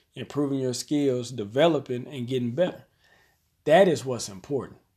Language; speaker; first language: English; native; English